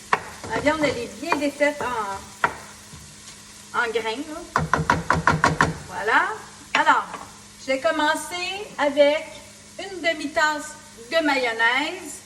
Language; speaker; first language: French; native; French